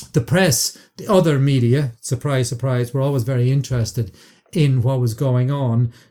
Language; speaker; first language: English; native; English